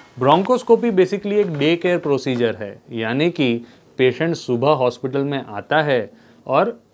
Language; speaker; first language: Hindi; non-native, local second language; Gujarati